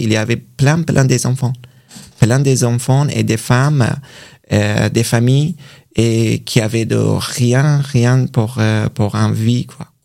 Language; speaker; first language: French; non-native, learner; Persian